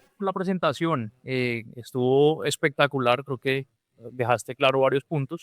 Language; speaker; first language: Spanish; native; Spanish